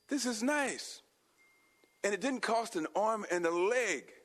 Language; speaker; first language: English; native; English